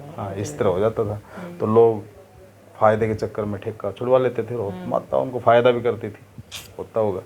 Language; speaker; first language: Hindi; native; Hindi